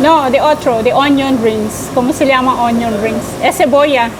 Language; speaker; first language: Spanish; non-native, learner; Filipino